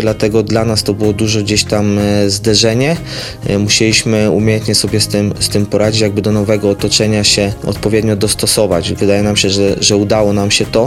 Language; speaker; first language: Polish; native; Polish